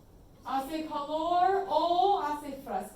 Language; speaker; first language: Spanish; non-native, fluent; English